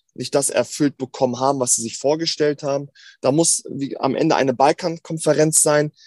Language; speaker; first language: German; native; German